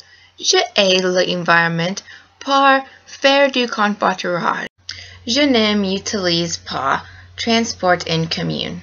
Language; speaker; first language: French; non-native, learner; English